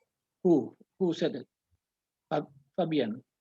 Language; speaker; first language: English; non-native, learner; Indonesian